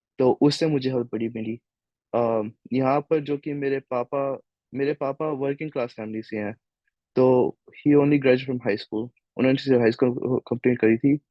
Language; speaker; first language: Hindi; native; Hindi